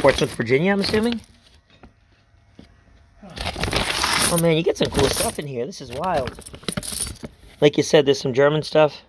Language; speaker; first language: English; native; English